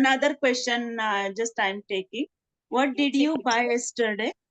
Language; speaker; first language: English; non-native, learner; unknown